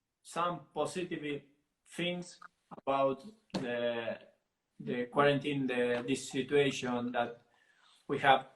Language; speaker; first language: English; non-native, learner; Italian